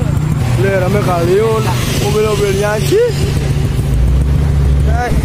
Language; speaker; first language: Indonesian; native; Indonesian